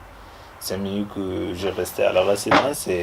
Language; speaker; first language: French; non-native, learner; Arabic